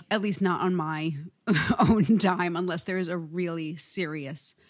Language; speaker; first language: English; native; English